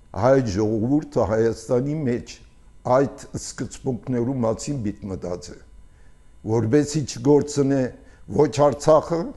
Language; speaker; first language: Armenian; early bilingual, heritage; Armenian